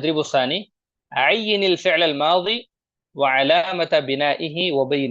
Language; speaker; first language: Arabic; non-native, fluent; Urdu